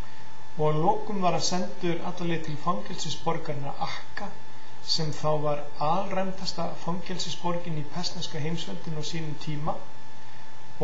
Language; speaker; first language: Icelandic; native; Icelandic